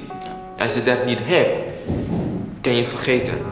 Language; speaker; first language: Dutch; non-native, fluent; English